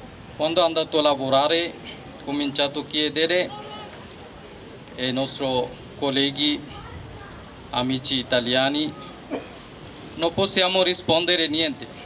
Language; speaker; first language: Italian; non-native, learner; Bangla